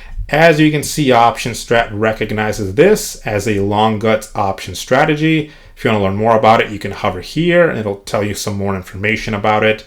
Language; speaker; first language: English; native; English